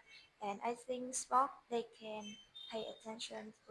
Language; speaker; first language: English; non-native, learner; Vietnamese